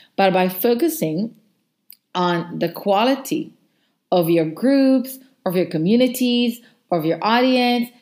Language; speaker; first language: English; non-native, fluent; Hebrew